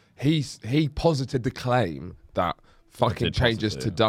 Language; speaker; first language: English; native; English